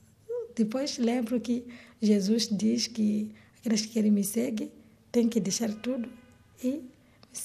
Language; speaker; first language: Portuguese; non-native, learner; Swahili